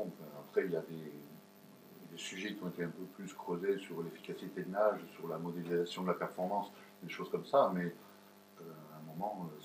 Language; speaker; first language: French; native; French